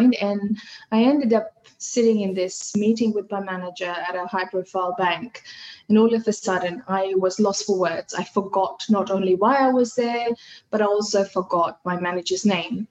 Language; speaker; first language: English; non-native, fluent; Hindi